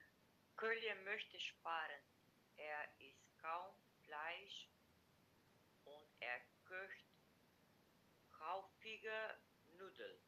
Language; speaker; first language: German; non-native, learner; Macedonian